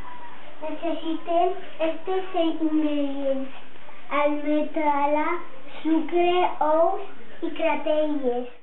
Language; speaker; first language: Catalan; non-native, local second language; Spanish